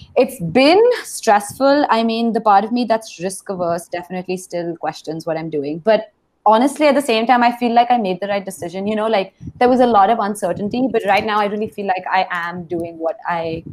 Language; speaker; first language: English; non-native, local second language; Hindi